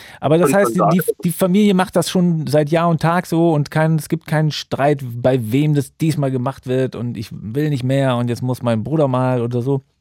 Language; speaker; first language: German; native; German